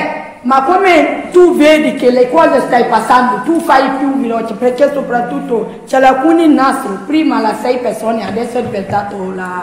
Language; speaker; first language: Italian; non-native, learner; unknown